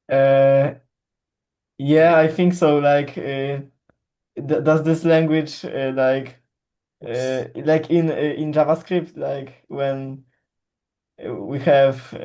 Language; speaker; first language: English; non-native, learner; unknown